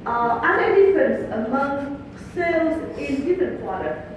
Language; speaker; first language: English; non-native, fluent; Vietnamese